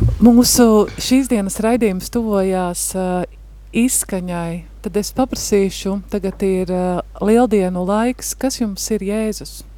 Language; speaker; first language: Latvian; native; Latvian